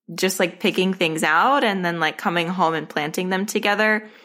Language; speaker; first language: English; native; English